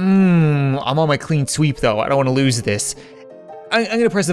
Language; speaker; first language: English; native; English